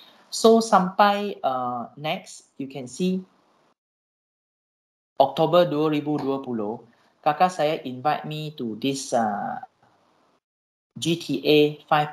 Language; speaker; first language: English; non-native, local second language; Chinese